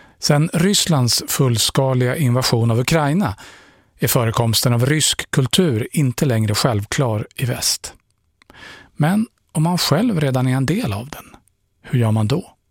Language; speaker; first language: Swedish; native; Swedish